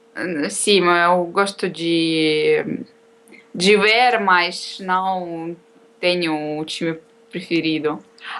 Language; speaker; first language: Portuguese; non-native, learner; Russian